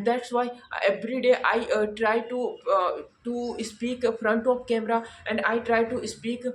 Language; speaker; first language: English; non-native, learner; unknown